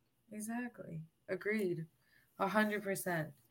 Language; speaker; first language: English; non-native, local second language; Spanish